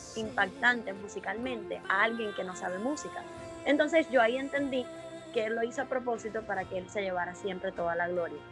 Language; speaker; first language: Spanish; native; Spanish